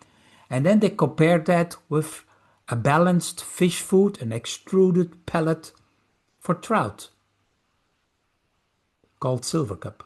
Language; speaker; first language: English; non-native, fluent; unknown